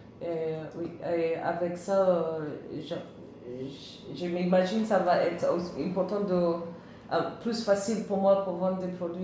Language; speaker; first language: French; non-native, learner; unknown